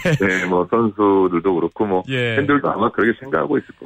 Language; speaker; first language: Korean; native; Korean